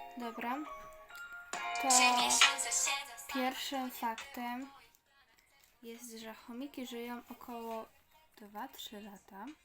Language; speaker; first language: Polish; native; Polish